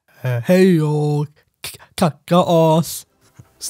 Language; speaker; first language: Swedish; non-native, learner; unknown